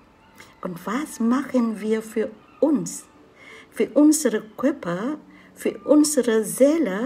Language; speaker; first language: German; non-native, learner; Vietnamese